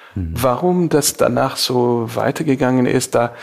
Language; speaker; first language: German; non-native, fluent; English